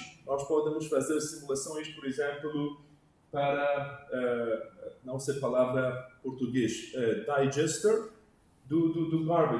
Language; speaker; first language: Portuguese; non-native, learner; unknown